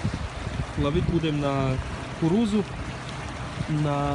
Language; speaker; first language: Russian; early bilingual, heritage; Russian